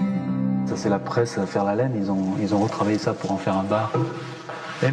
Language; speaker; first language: French; native; French